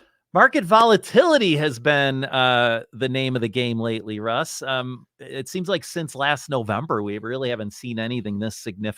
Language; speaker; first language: English; native; English